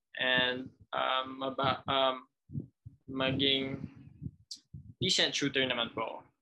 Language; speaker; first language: Filipino; native; Filipino